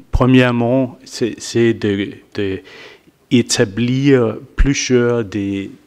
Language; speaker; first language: French; non-native, fluent; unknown